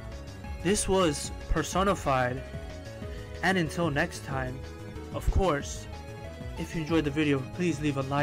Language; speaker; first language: English; native; English